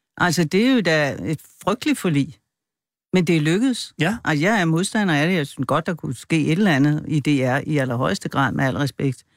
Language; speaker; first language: Danish; native; Danish